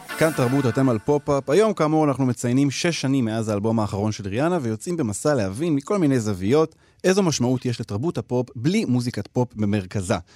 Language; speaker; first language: Hebrew; native; Hebrew